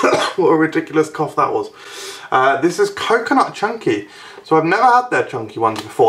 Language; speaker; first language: English; native; English